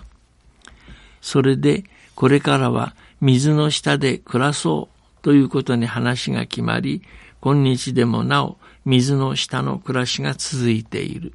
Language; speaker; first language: Japanese; native; Japanese